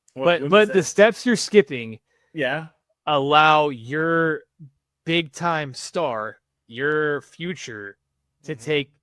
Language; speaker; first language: English; native; English